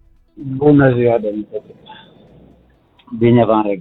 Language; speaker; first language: Romanian; native; Romanian